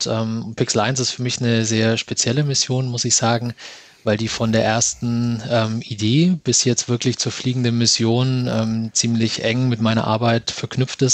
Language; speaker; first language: German; native; German